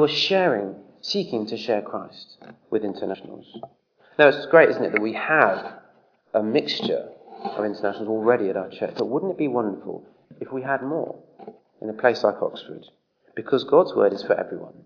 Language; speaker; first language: English; native; English